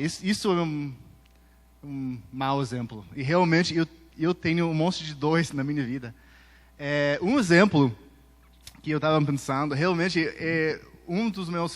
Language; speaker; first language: Portuguese; early bilingual, heritage; Portuguese